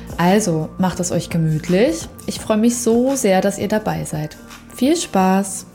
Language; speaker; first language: German; native; German